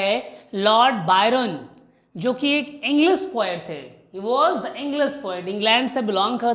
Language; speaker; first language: Hindi; native; Hindi